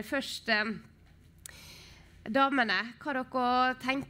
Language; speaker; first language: Norwegian; native; Norwegian